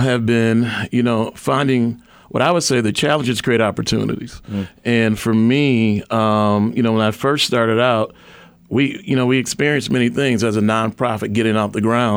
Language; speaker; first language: English; native; English